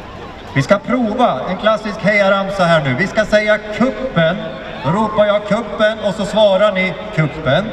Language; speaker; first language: Swedish; native; Swedish